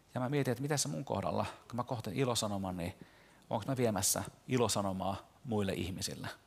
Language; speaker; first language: Finnish; early bilingual, heritage; Finnish